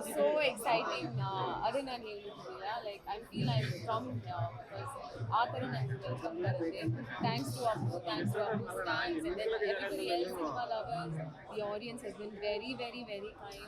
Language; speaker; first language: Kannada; non-native, learner; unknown